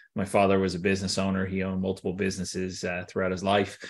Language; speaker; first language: English; native; English